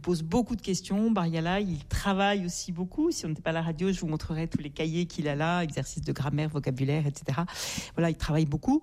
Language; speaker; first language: French; native; French